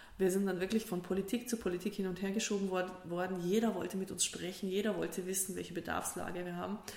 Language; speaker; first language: German; early bilingual, other home language; Russian